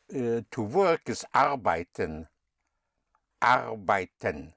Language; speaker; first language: German; non-native, fluent; English